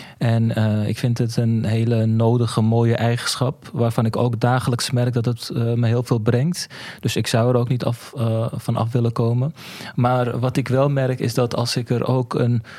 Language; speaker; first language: Dutch; early bilingual, other home language; Turkish